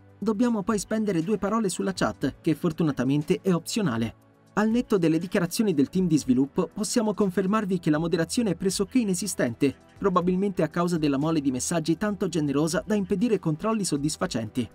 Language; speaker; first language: Italian; native; Italian